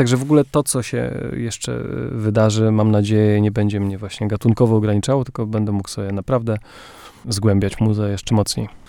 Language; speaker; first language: Polish; native; Polish